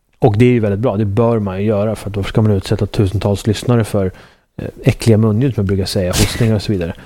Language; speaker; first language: Swedish; native; Swedish